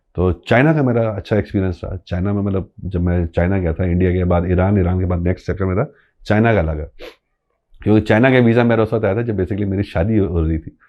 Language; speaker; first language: Urdu; non-native, local second language; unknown